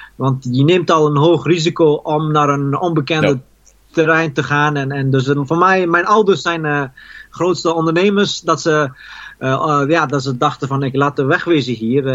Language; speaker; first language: Dutch; early bilingual, other home language; Persian